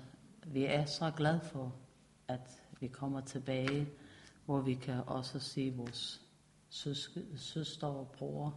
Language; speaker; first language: Danish; non-native, learner; Persian